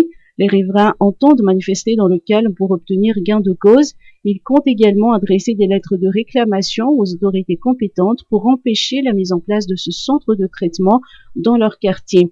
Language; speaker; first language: French; non-native, local second language; Malagasy